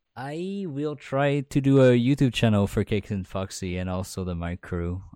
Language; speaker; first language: English; non-native, fluent; French